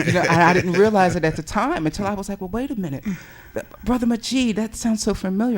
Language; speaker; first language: English; native; English